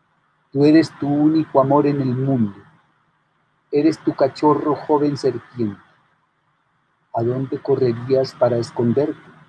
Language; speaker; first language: Spanish; native; Spanish